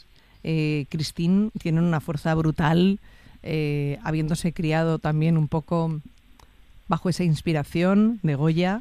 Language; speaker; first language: Spanish; native; Spanish